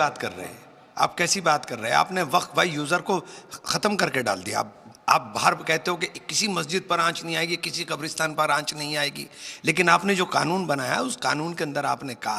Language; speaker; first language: Hindi; native; Hindi